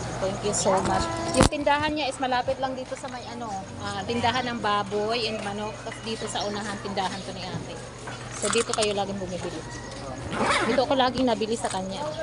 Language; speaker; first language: Filipino; non-native, local second language; Waray